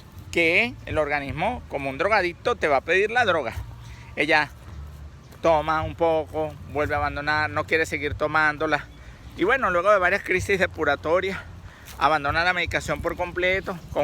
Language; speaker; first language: Spanish; native; Spanish